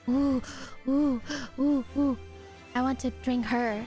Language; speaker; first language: English; native; English